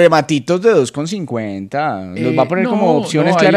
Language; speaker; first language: Spanish; native; Spanish